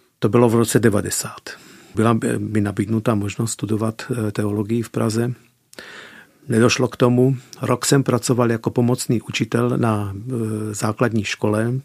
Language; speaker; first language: Czech; early bilingual, heritage; Czech